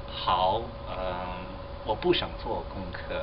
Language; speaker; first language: Chinese; non-native, learner; English